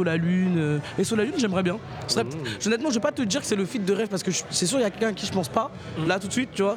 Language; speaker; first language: French; native; French